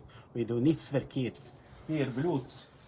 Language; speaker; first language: Dutch; non-native, learner; Arabic